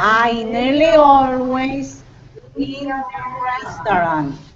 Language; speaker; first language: English; non-native, learner; Spanish